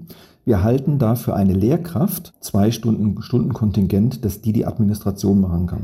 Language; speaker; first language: German; native; German